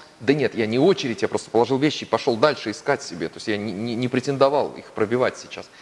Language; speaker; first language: Russian; native; Russian